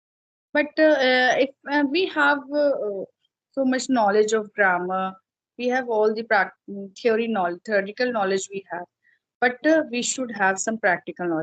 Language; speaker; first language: English; non-native, fluent; Hindi